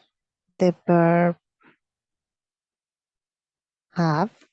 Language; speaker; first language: English; non-native, learner; Spanish